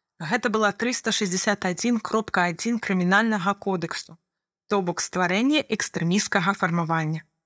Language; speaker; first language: Belarusian; non-native, fluent; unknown